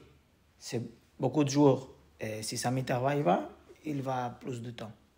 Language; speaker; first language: French; non-native, learner; Portuguese